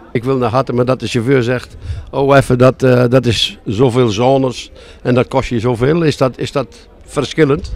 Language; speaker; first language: Dutch; native; Dutch